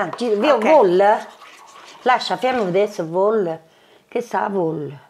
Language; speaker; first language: Italian; native; Italian